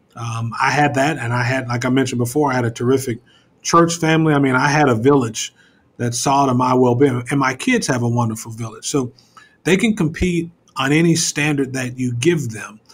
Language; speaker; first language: English; native; English